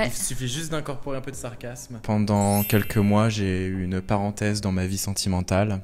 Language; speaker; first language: French; native; French